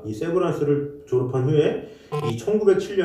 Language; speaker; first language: Korean; native; Korean